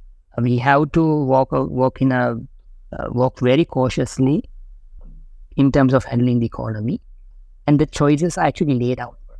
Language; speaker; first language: English; non-native, local second language; Sinhala